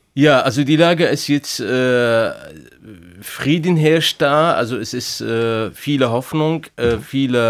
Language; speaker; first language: German; non-native, fluent; Arabic